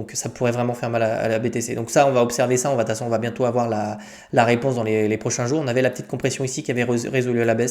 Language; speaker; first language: French; native; French